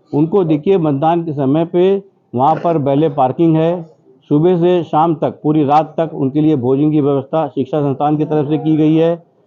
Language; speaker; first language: Hindi; native; Hindi